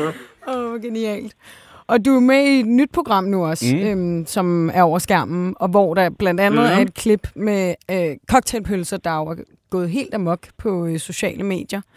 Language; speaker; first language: Danish; native; Danish